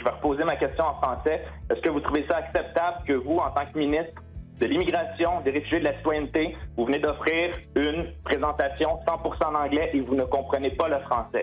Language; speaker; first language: French; native; French